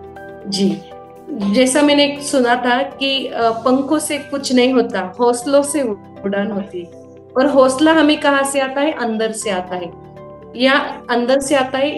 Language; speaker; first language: Hindi; native; Hindi